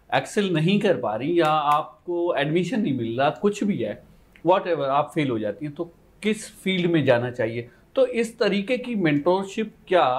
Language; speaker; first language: Urdu; non-native, local second language; Sindhi